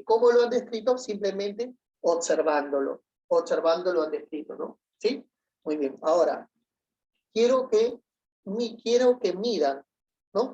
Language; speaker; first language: Spanish; native; Spanish